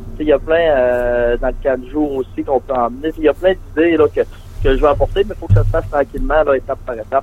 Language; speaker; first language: French; native; French